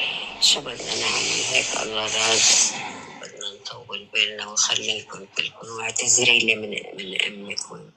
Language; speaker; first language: Arabic; native; Arabic